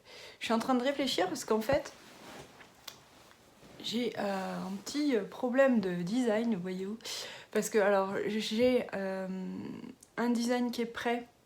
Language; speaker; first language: French; native; French